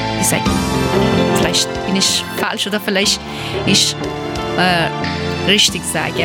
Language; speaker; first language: German; non-native, learner; Persian